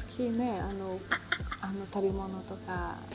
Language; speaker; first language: Japanese; non-native, learner; Portuguese